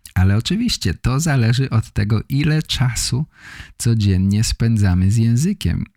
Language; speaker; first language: Polish; native; Polish